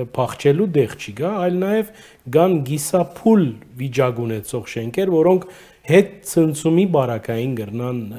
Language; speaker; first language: Armenian; native; Armenian